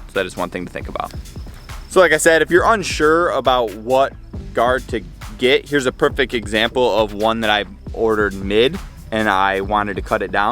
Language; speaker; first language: English; native; English